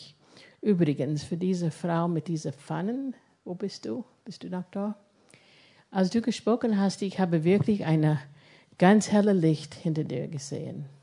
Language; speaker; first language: German; non-native, fluent; English